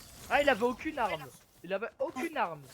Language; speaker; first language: French; native; French